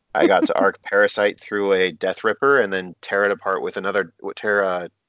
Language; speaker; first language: English; native; English